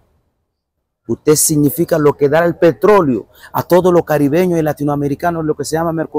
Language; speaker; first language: Spanish; non-native, fluent; Bambara